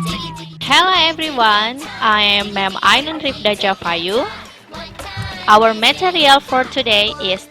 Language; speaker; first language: English; non-native, fluent; Indonesian